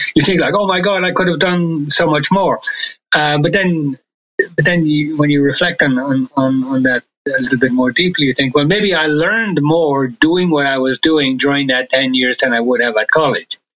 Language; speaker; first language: English; native; English